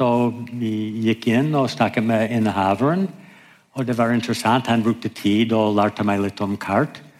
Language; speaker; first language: Norwegian; non-native, fluent; English